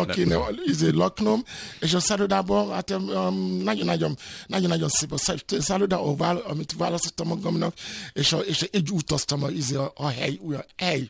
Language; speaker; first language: Hungarian; non-native, fluent; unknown